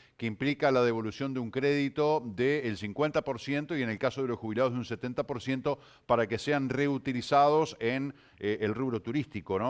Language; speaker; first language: Spanish; native; Spanish